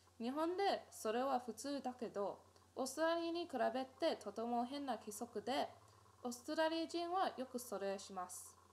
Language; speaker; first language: Japanese; non-native, learner; English